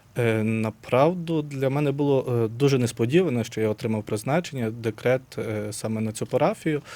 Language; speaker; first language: Ukrainian; native; Ukrainian